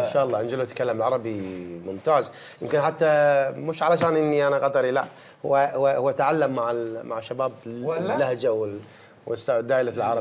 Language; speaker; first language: Arabic; native; Arabic